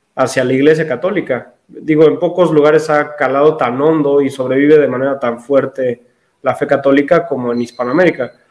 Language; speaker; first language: Spanish; native; Spanish